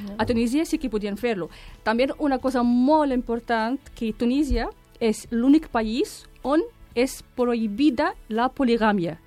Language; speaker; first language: Catalan; non-native, learner; Arabic